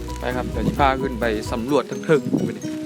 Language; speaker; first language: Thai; non-native, local second language; Northeastern Thai